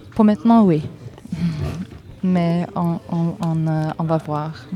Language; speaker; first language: French; non-native, learner; English